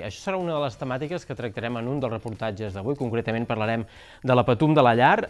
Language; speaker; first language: Catalan; native; Catalan